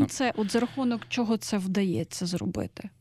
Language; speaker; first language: Ukrainian; native; Ukrainian